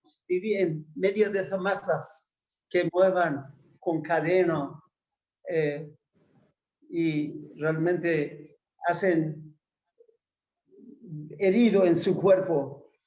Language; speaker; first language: Spanish; non-native, learner; Persian